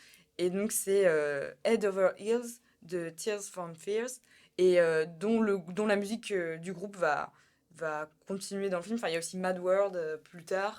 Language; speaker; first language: French; native; French